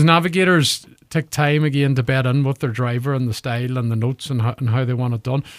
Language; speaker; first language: English; native; English